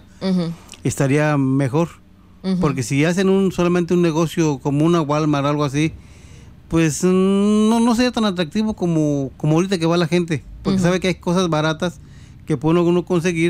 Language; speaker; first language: Spanish; native; Spanish